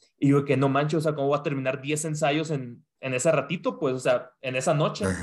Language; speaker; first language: Spanish; native; Spanish